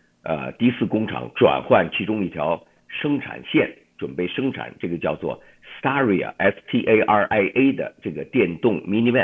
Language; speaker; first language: Chinese; native; Chinese